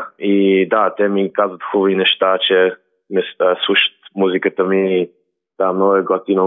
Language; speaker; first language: Bulgarian; early bilingual, heritage; Bulgarian